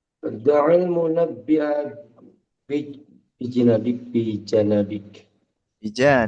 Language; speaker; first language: Arabic; non-native, learner; Indonesian